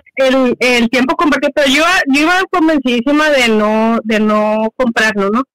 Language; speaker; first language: Spanish; native; Spanish